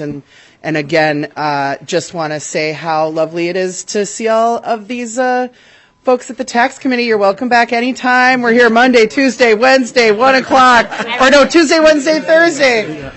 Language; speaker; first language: English; native; English